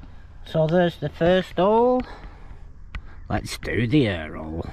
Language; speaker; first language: English; native; English